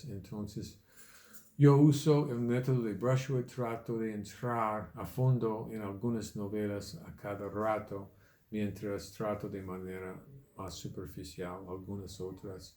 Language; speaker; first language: Spanish; non-native, fluent; English